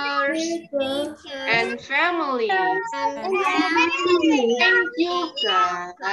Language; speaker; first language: English; non-native, local second language; Indonesian